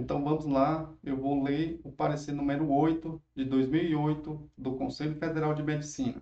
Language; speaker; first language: Portuguese; native; Portuguese